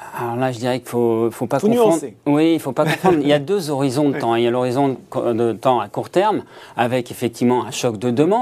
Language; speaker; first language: French; native; French